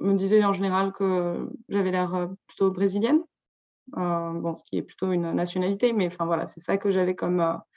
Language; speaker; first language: French; native; French